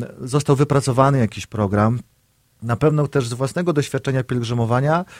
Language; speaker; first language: Polish; native; Polish